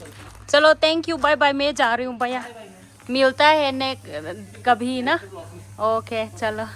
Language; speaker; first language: Hindi; non-native, learner; Burmese